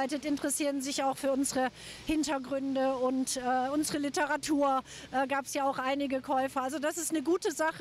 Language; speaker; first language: German; native; German